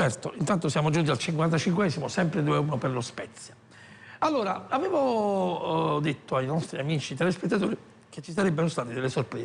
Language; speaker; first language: Italian; native; Italian